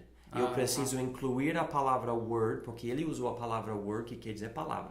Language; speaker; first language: Portuguese; non-native, fluent; English